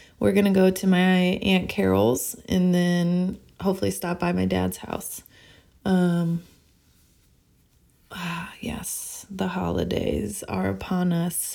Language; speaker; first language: English; native; English